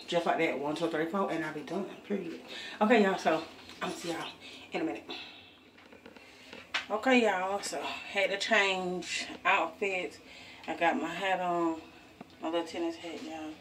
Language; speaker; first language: English; native; English